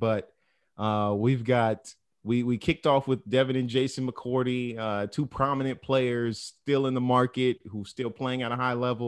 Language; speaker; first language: English; native; English